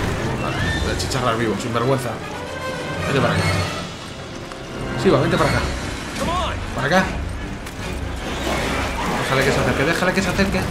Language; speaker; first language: Spanish; native; Spanish